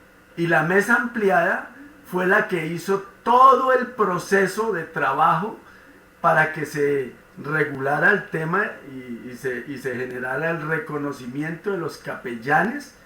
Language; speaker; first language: Spanish; native; Spanish